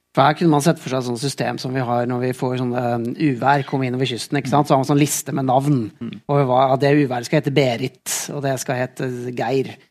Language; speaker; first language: Norwegian; native; Norwegian